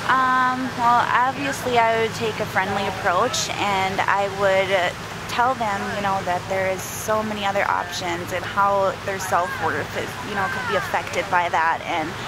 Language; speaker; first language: English; native; English